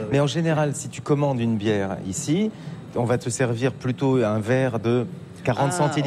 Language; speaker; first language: French; native; French